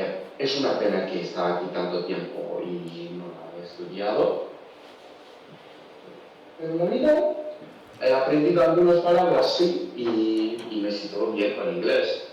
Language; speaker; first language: Spanish; non-native, learner; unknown